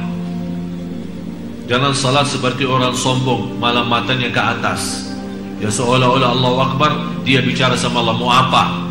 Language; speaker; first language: Indonesian; non-native, fluent; Arabic